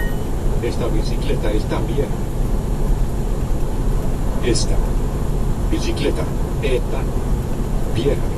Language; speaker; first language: Spanish; non-native, learner; English